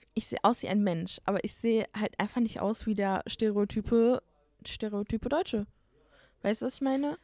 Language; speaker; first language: German; native; German